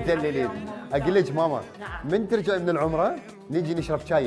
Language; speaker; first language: Arabic; native; Arabic